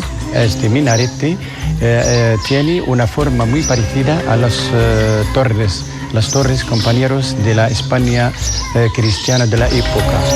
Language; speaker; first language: Spanish; non-native, fluent; Arabic